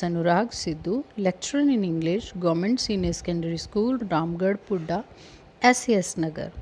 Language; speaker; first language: English; non-native, local second language; Punjabi